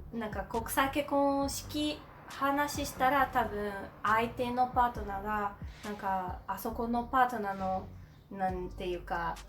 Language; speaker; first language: Japanese; non-native, learner; Portuguese